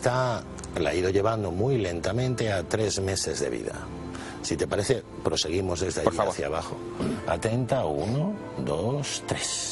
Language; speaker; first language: Spanish; native; Spanish